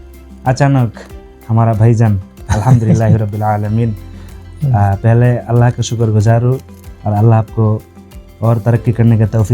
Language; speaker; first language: Hindi; non-native, fluent; Bangla